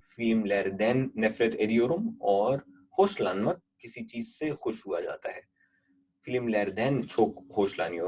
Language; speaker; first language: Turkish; non-native, fluent; Urdu